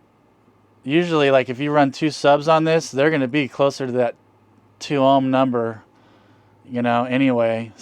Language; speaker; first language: English; native; English